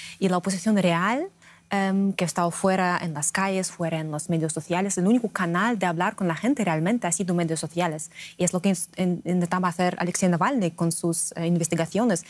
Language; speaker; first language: Spanish; non-native, fluent; Russian